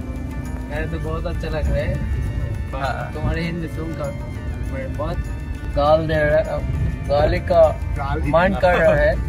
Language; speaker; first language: Hindi; non-native, learner; Bangla